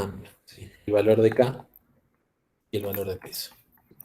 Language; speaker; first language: Spanish; native; Spanish